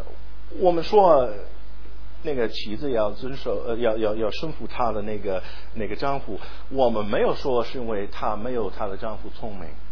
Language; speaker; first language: Chinese; non-native, fluent; English